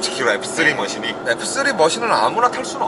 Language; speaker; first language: Korean; native; Korean